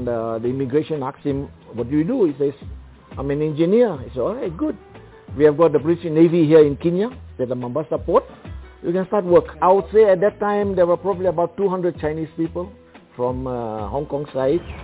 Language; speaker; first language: English; non-native, local second language; Cantonese